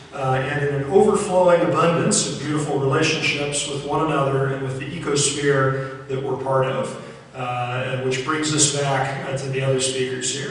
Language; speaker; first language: English; native; English